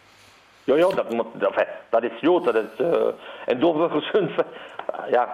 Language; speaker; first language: German; non-native, learner; Dutch